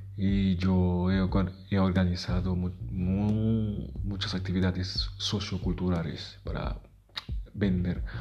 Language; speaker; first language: Spanish; non-native, fluent; Haitian Creole